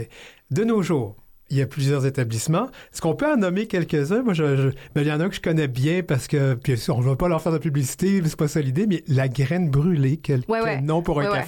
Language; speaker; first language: French; native; French